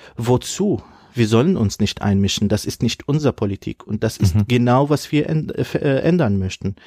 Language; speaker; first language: German; non-native, fluent; Arabic